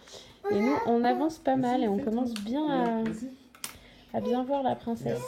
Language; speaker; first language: French; native; French